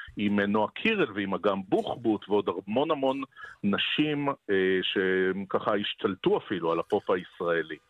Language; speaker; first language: Hebrew; native; Hebrew